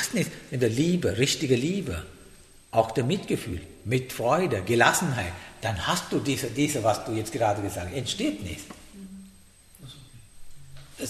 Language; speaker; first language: German; non-native, fluent; Sinhala